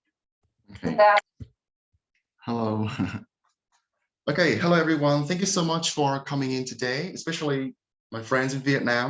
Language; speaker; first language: English; non-native, fluent; Vietnamese